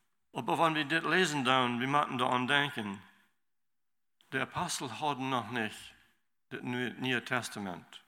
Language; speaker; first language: German; non-native, learner; Low German